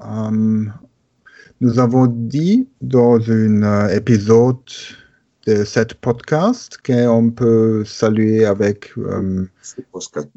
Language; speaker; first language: French; non-native, learner; German